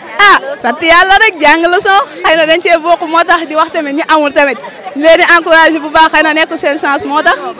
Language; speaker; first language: Wolof; native; Wolof